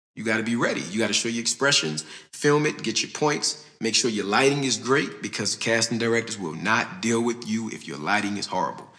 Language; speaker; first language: English; native; English